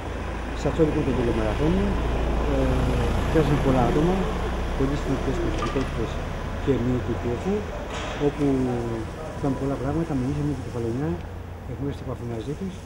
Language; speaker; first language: Greek; native; Greek